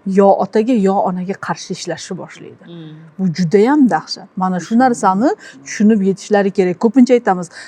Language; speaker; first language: Uzbek; native; Uzbek